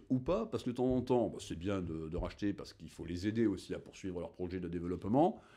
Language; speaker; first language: French; native; French